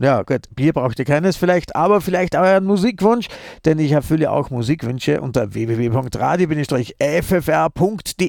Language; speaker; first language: German; native; German